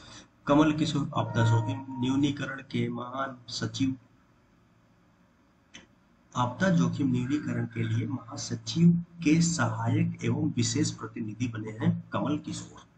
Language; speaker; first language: Hindi; native; Hindi